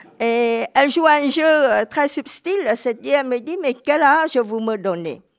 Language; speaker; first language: French; non-native, fluent; Khmer